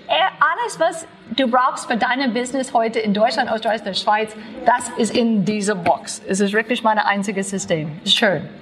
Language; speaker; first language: German; non-native, learner; English